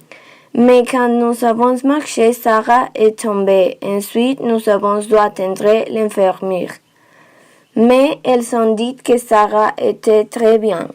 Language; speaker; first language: French; non-native, learner; Spanish